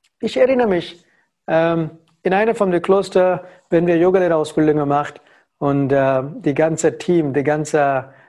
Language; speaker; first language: German; non-native, learner; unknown